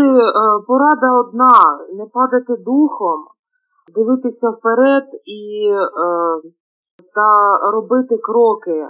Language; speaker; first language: Ukrainian; non-native, local second language; Russian